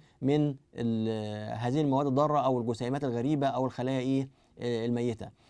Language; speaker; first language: Arabic; native; Arabic